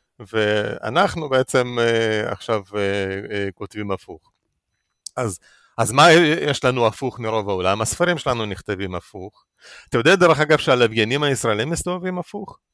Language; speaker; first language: Hebrew; early bilingual, other home language; Russian